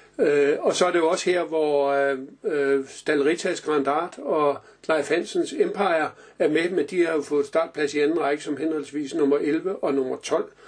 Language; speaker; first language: Danish; native; Danish